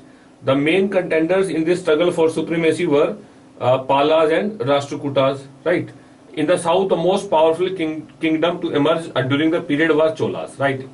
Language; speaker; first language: English; non-native, local second language; Hindi